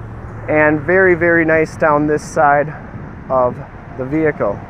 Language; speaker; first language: English; native; English